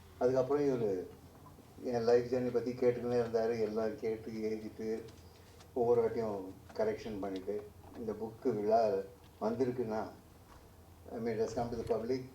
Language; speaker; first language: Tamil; non-native, local second language; Hindi